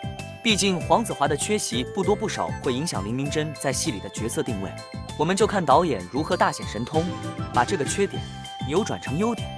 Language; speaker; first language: Chinese; native; Chinese